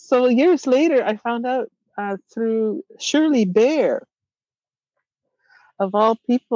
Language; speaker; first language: English; non-native, fluent; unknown